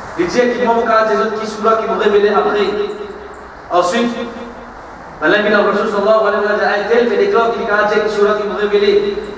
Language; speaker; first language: French; non-native, local second language; Morisyen